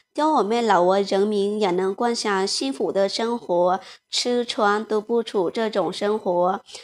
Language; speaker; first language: Chinese; non-native, fluent; Lao